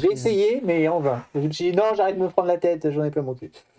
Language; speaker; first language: French; native; French